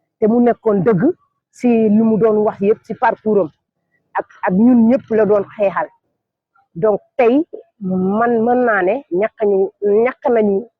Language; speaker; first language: Wolof; non-native, local second language; Jola-Fonyi